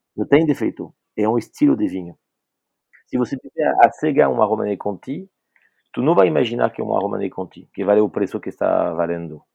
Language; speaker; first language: Portuguese; non-native, fluent; French